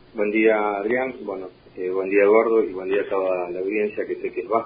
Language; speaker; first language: Spanish; native; Spanish